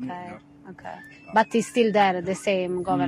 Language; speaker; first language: English; non-native, learner; Italian